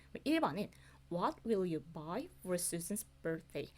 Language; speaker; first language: English; non-native, fluent; Korean